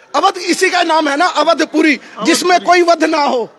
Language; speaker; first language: Hindi; native; Hindi